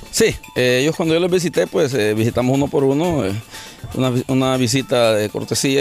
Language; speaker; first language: Spanish; native; Spanish